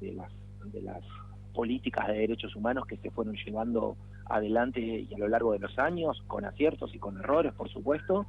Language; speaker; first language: Spanish; native; Spanish